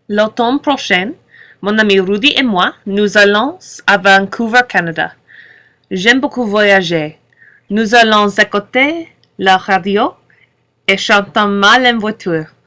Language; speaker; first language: French; non-native, learner; English